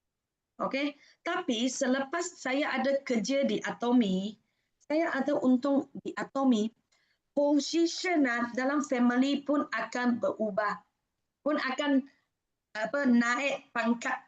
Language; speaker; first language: Indonesian; non-native, fluent; Malay